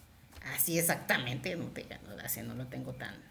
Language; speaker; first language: Spanish; native; Spanish